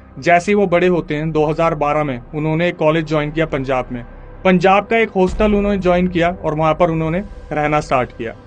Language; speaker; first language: Hindi; native; Hindi